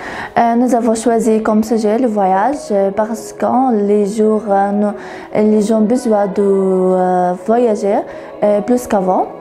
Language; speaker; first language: French; non-native, learner; Arabic